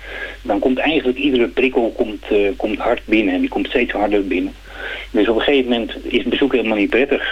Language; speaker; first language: Dutch; native; Dutch